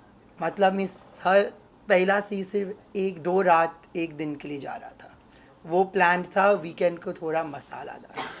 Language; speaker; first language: Hindi; non-native, local second language; English